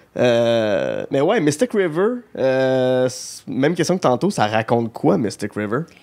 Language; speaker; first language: French; native; French